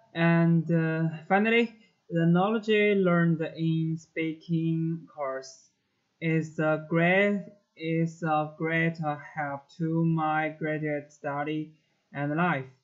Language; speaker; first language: English; non-native, learner; Chinese